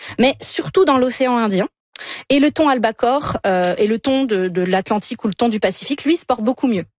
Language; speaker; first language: French; native; French